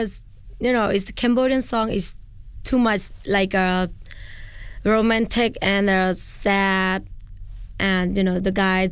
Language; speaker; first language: English; non-native, learner; Khmer